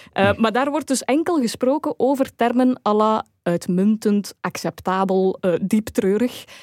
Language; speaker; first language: Dutch; native; Dutch